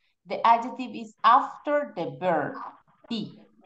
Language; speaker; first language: English; non-native, fluent; Spanish